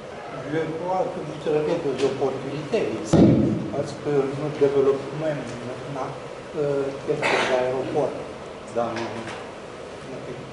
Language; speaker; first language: French; non-native, fluent; Romanian